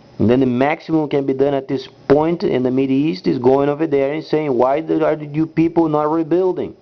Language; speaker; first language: English; non-native, fluent; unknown